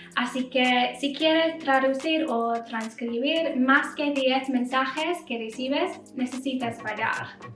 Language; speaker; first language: Spanish; non-native, learner; English